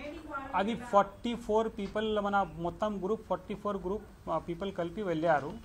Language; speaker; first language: Telugu; non-native, local second language; Urdu